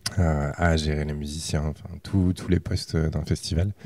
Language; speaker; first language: French; native; French